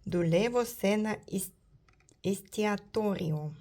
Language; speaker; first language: Greek; non-native, learner; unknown